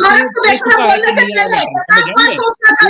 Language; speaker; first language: Hindi; native; Hindi